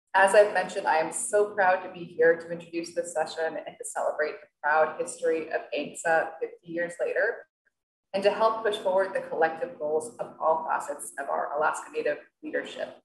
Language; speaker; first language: English; native; English